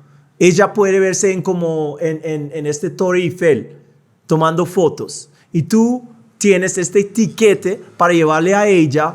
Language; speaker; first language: Spanish; non-native, fluent; English